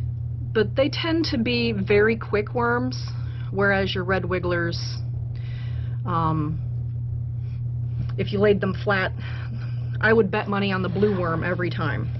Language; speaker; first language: English; native; English